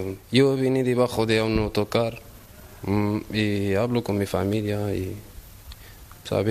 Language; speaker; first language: Spanish; non-native, fluent; Arabic